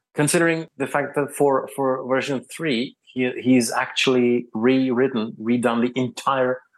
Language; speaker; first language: English; non-native, fluent; Czech